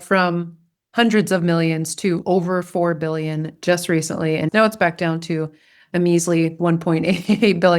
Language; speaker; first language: English; native; English